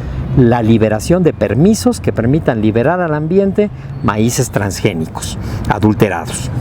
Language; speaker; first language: Spanish; native; Spanish